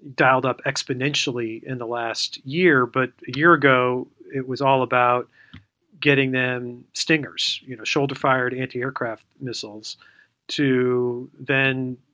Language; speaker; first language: English; native; English